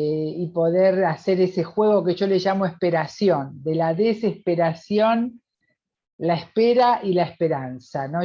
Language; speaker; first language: Spanish; native; Spanish